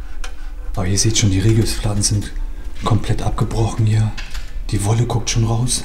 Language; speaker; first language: German; native; German